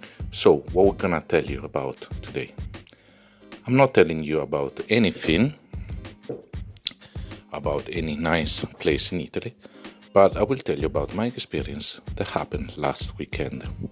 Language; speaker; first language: English; non-native, fluent; Italian